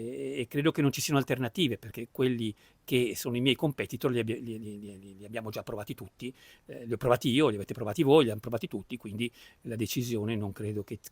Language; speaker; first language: Italian; native; Italian